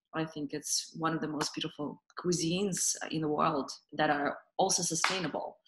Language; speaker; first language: English; non-native, fluent; Russian